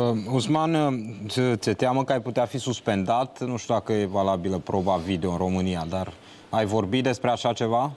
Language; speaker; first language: Romanian; native; Romanian